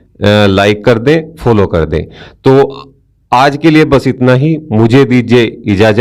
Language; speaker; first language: Hindi; native; Hindi